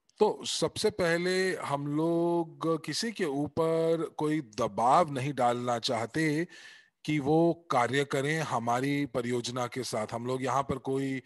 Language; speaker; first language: Hindi; native; Hindi